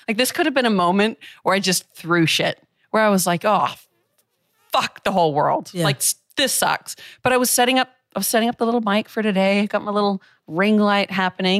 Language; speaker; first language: English; native; English